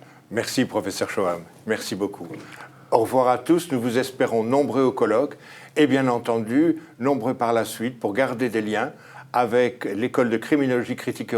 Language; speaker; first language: French; native; French